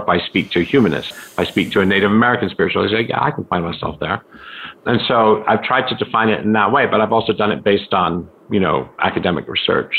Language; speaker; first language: English; native; English